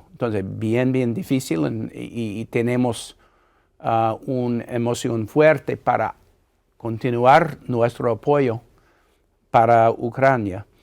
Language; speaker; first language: Spanish; non-native, fluent; English